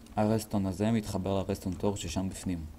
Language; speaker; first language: Hebrew; native; Hebrew